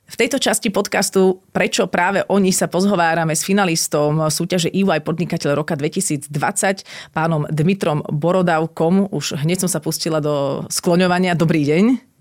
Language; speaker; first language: Slovak; native; Slovak